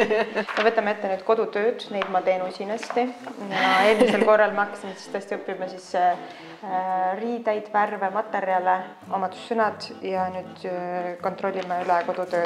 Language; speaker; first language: Estonian; native; Estonian